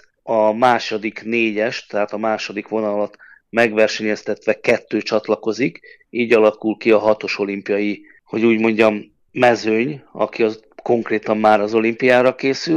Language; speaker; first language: Hungarian; native; Hungarian